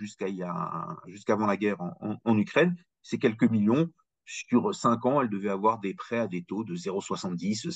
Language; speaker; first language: French; native; French